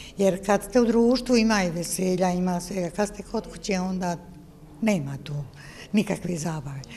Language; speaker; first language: Croatian; native; Croatian